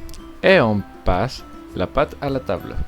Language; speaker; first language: French; non-native, learner; Spanish